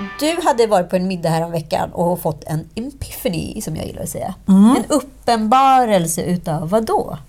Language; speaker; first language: Swedish; native; Swedish